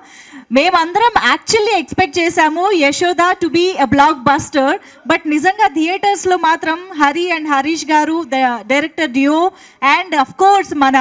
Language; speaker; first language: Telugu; native; Telugu